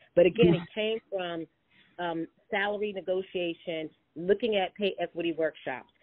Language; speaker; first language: English; native; English